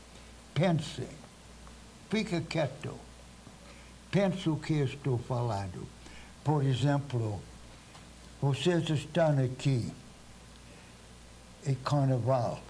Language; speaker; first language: Portuguese; non-native, fluent; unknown